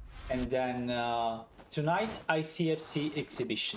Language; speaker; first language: English; non-native, fluent; Italian